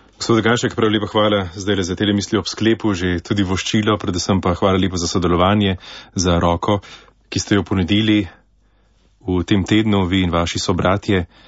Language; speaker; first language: Slovenian; native; Slovenian